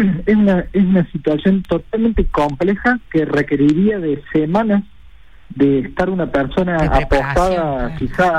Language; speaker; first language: Spanish; native; Spanish